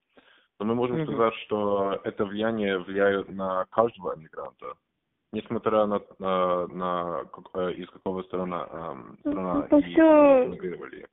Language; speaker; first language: Russian; non-native, learner; English